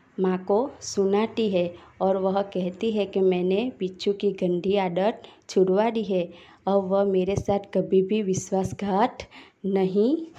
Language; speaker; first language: Hindi; non-native, local second language; Gujarati